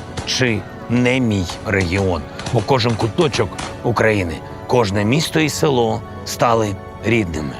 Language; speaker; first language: Ukrainian; non-native, local second language; Russian